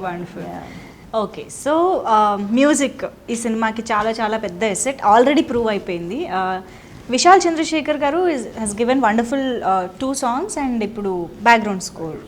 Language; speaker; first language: Telugu; native; Telugu